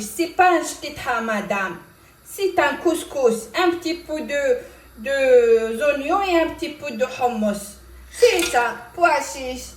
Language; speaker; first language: French; non-native, local second language; Arabic